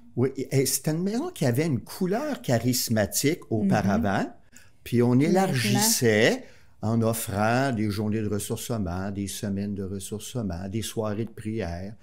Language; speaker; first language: French; native; French